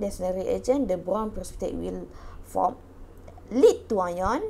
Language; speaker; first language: English; non-native, local second language; Malay